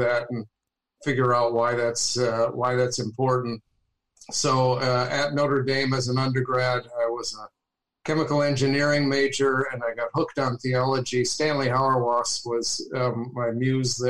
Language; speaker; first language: English; native; English